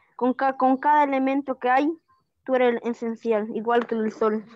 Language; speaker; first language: Spanish; native; Spanish